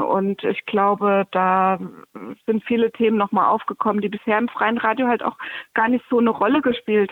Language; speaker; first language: German; native; German